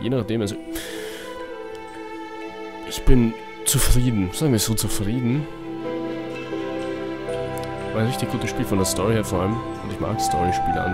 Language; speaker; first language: German; native; German